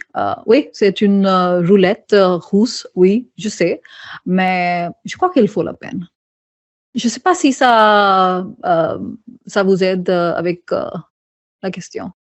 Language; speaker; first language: French; non-native, fluent; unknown